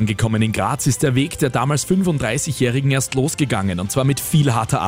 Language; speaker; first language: German; native; German